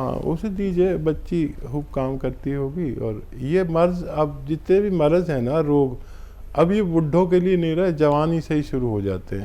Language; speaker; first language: Hindi; native; Hindi